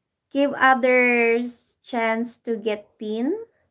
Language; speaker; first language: English; non-native, local second language; Filipino